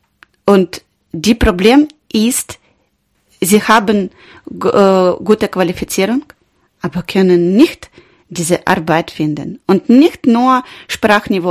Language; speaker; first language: German; non-native, learner; Ukrainian